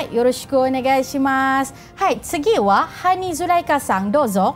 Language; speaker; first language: Japanese; non-native, fluent; Malay